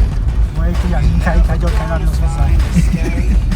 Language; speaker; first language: Chinese; native; Chinese